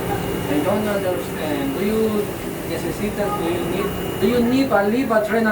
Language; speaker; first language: English; non-native, learner; Spanish